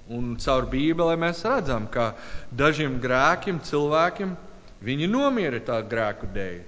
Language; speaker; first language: Latvian; non-native, learner; English